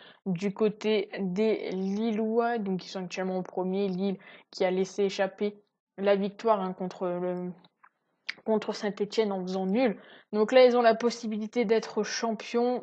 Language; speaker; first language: French; native; French